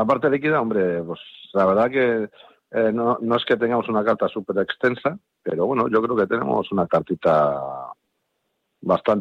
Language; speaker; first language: Spanish; native; Spanish